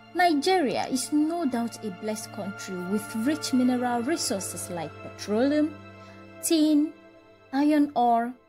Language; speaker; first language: English; non-native, local second language; Igbo